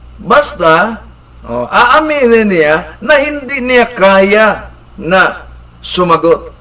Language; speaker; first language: Filipino; non-native, local second language; Cebuano